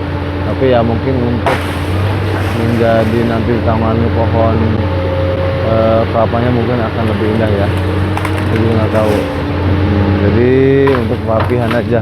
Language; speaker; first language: Indonesian; non-native, local second language; Sundanese